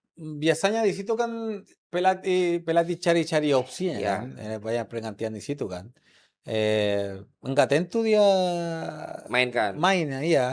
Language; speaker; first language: Indonesian; non-native, fluent; Spanish